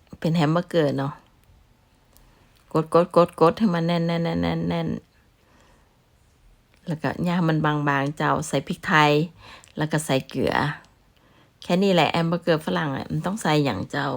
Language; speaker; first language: Thai; non-native, local second language; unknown